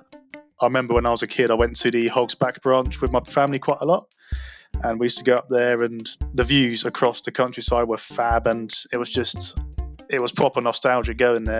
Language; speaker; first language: English; native; English